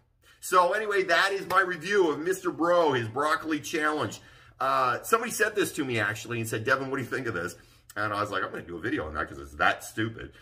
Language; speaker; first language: English; native; English